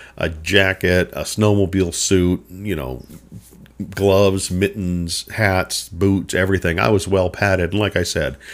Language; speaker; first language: English; native; English